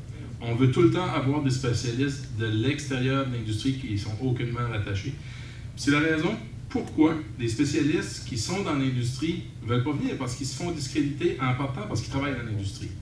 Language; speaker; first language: French; native; French